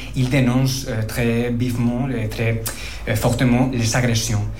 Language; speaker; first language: French; non-native, fluent; Spanish